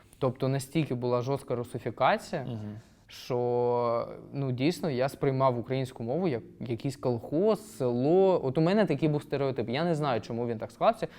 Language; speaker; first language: Ukrainian; native; Ukrainian